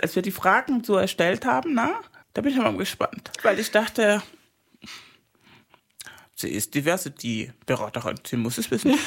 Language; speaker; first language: German; non-native, fluent; Spanish